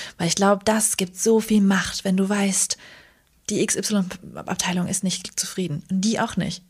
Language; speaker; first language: German; early bilingual, other home language; Kurdish